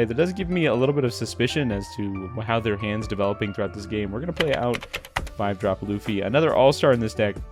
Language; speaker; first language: English; native; English